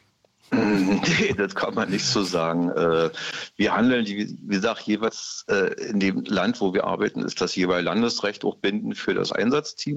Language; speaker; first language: German; native; German